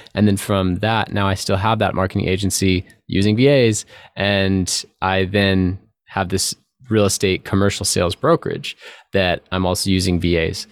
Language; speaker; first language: English; native; English